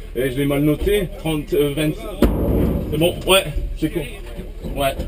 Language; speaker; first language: French; native; French